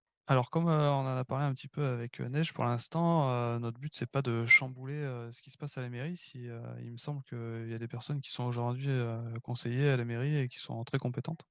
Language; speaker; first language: French; native; French